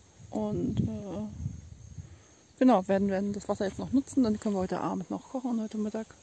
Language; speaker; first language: German; native; German